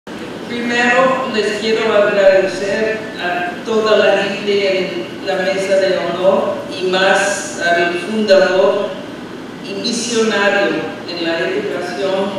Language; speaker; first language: Spanish; non-native, fluent; English